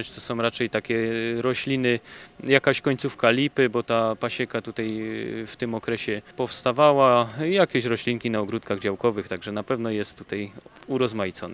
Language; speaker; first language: Polish; native; Polish